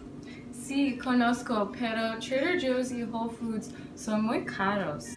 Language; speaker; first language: Spanish; non-native, learner; English